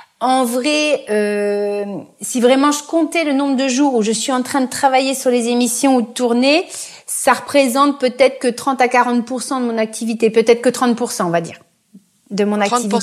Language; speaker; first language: French; native; French